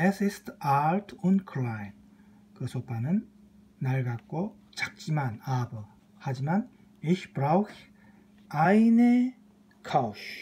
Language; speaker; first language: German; non-native, fluent; Korean